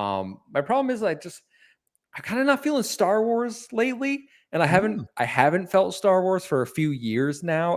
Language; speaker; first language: English; native; English